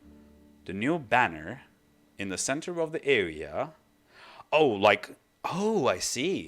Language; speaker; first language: English; non-native, fluent; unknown